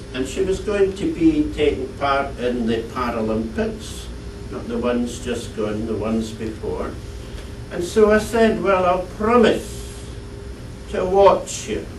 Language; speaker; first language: English; native; English